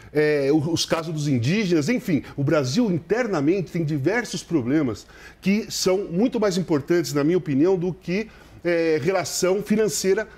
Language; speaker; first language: Portuguese; native; Portuguese